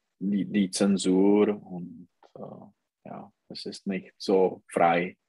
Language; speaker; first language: German; non-native, learner; Czech